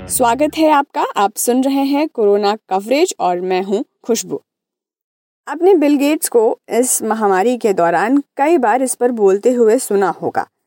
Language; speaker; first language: Hindi; native; Hindi